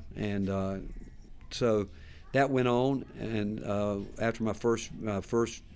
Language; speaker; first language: English; native; English